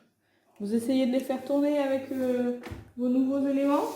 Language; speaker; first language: French; native; French